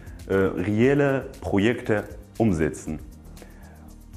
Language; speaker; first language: German; non-native, fluent; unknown